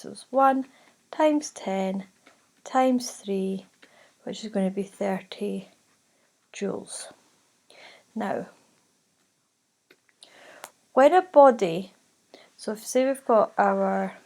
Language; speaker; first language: English; native; English